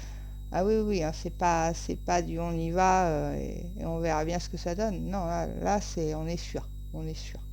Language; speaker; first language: French; native; French